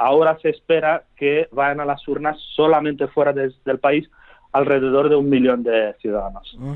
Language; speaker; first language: Spanish; non-native, fluent; Romanian